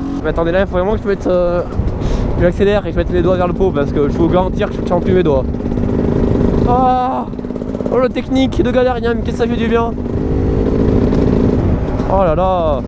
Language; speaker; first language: French; native; French